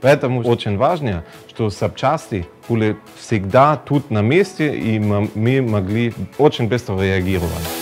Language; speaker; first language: Ukrainian; non-native, fluent; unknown